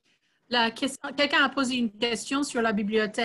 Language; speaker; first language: French; non-native, fluent; English